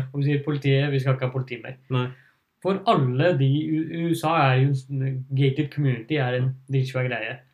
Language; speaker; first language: Norwegian; early bilingual, other home language; Urdu